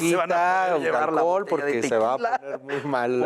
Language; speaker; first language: Spanish; native; Spanish